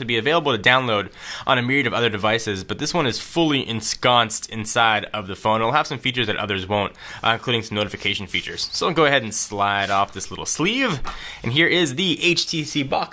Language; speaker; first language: English; native; English